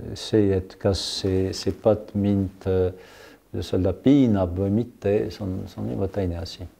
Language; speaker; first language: Estonian; non-native, fluent; French